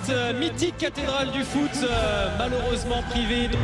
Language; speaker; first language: French; native; French